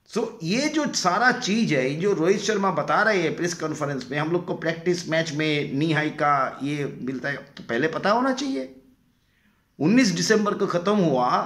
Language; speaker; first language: Hindi; non-native, local second language; Bangla